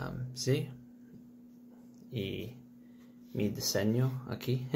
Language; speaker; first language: Spanish; non-native, learner; English